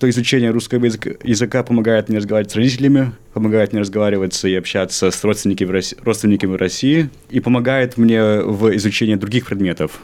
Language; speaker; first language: Russian; early bilingual, heritage; Russian